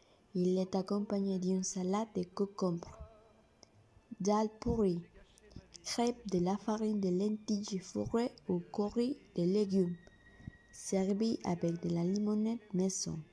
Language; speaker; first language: French; non-native, learner; Spanish